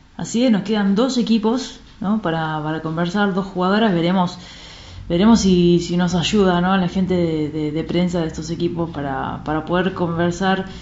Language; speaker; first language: Spanish; native; Spanish